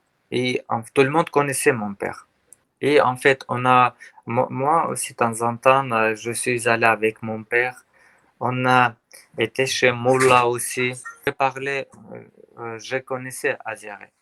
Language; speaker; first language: French; non-native, learner; Armenian